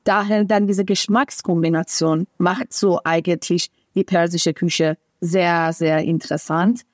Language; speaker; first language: German; non-native, fluent; Persian